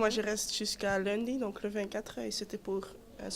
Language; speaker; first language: French; non-native, local second language; Dutch